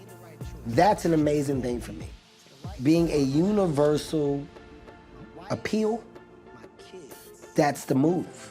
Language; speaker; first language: English; native; English